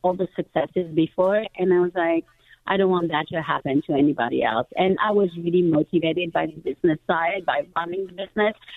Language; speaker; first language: English; non-native, fluent; French